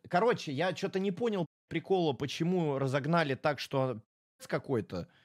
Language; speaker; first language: Russian; native; Russian